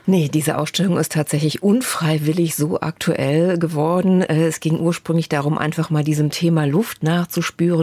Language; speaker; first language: German; native; German